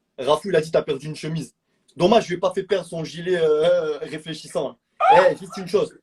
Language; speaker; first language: French; native; French